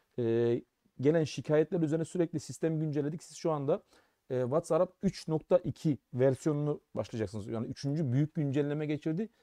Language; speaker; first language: Turkish; early bilingual, heritage; German